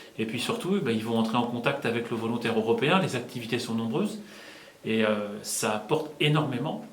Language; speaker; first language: French; native; French